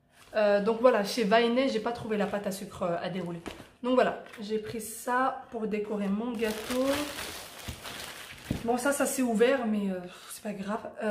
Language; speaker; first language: French; native; French